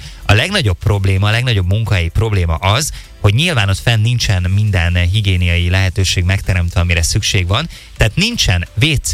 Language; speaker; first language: Hungarian; native; Hungarian